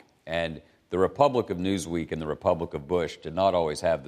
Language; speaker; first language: English; native; English